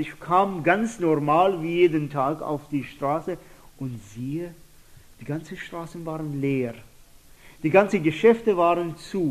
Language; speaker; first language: German; non-native, fluent; Persian